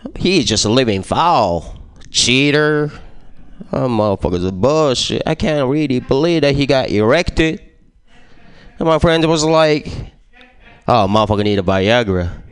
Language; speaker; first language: English; non-native, fluent; Japanese